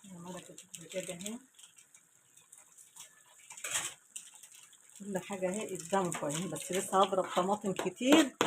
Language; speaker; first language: Arabic; native; Arabic